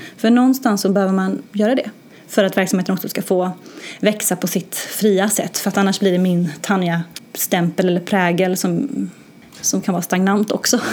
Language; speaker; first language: Swedish; early bilingual, other home language; Arabic